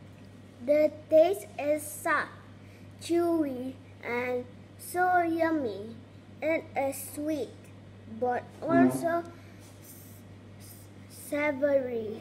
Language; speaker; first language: English; early bilingual, other home language; Indonesian